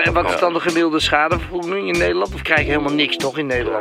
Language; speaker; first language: Dutch; native; Dutch